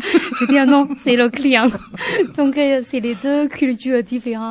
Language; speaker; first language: French; non-native, learner; Chinese